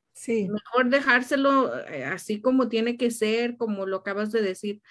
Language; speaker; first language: Spanish; native; Spanish